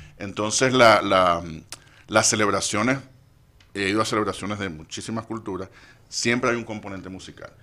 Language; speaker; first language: Spanish; native; Spanish